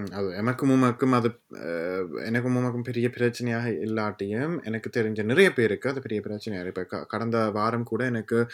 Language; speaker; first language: Tamil; early bilingual, heritage; Tamil